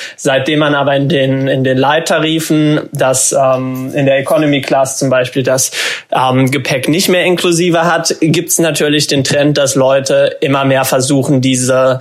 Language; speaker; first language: German; native; German